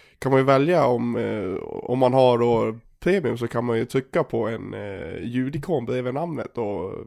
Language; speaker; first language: Swedish; native; Swedish